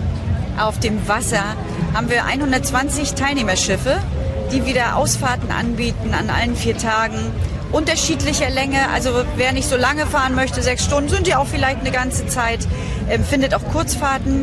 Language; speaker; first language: German; native; German